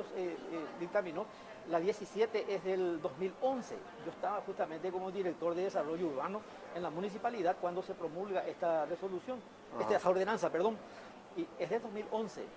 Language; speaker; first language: Spanish; native; Spanish